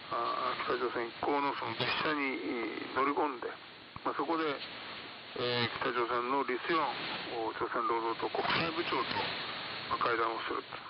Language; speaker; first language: Japanese; native; Japanese